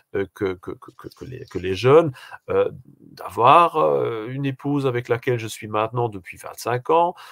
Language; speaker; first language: French; native; French